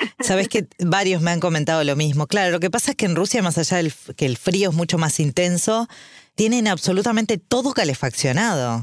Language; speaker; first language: Spanish; native; Spanish